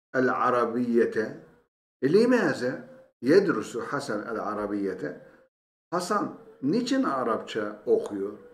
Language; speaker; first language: Arabic; non-native, fluent; Turkish